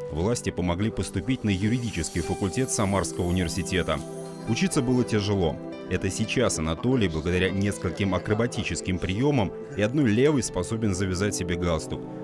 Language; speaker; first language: Russian; native; Russian